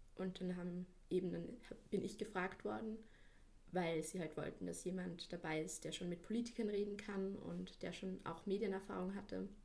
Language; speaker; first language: German; native; German